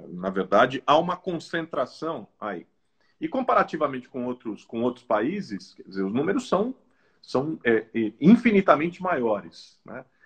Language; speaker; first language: Portuguese; native; Portuguese